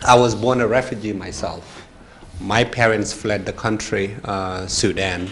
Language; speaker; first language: English; non-native, fluent; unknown